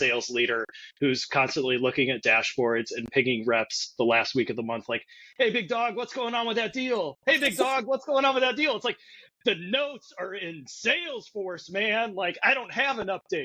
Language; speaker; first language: English; native; English